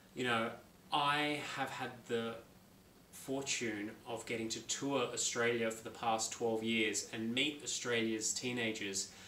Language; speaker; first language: English; native; English